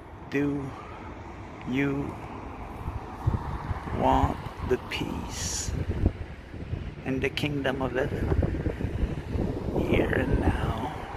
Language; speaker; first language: English; non-native, fluent; French